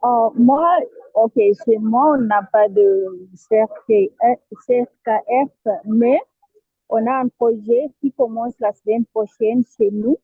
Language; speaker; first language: French; non-native, fluent; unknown